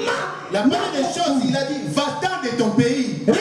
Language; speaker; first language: French; non-native, local second language; Lingala